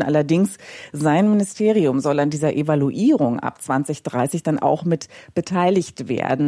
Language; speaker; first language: German; native; German